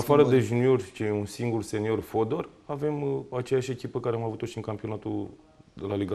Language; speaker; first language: Romanian; native; Romanian